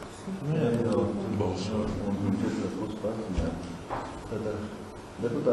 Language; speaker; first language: Latvian; native; Latvian